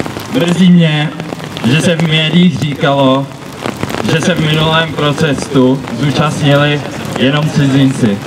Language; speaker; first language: Czech; early bilingual, other home language; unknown